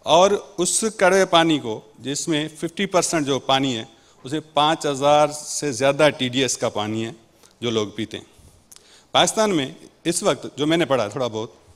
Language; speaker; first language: Urdu; non-native, local second language; Sindhi